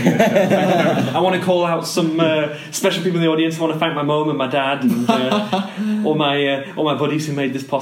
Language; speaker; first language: English; native; English